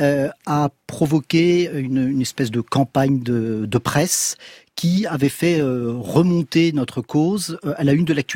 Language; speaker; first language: French; native; French